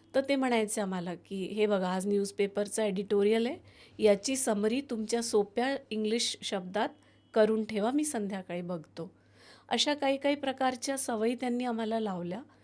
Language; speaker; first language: Marathi; non-native, fluent; Hindi